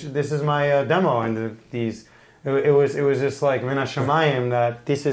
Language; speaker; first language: English; native; English